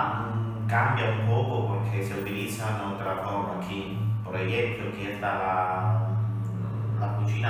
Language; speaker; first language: Spanish; non-native, learner; Italian